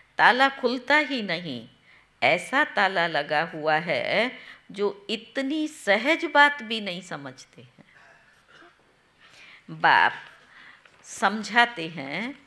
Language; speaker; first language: Hindi; non-native, local second language; Gujarati